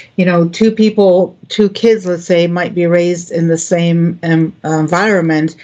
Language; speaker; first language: English; non-native, fluent; Greek